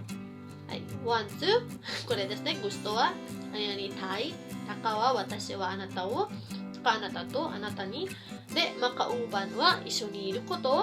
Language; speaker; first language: Japanese; non-native, fluent; Cebuano